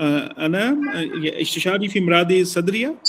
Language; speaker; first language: Arabic; non-native, learner; Urdu